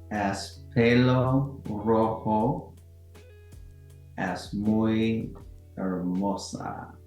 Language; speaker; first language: Spanish; non-native, learner; English